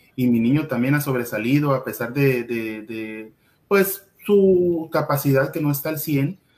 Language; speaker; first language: Spanish; native; Spanish